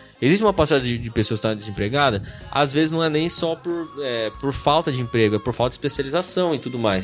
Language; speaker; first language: Portuguese; native; Portuguese